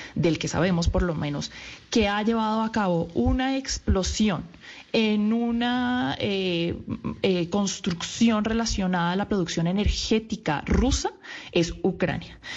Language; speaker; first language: Spanish; native; Spanish